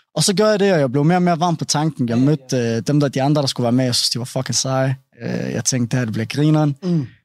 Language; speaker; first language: Danish; early bilingual, other home language; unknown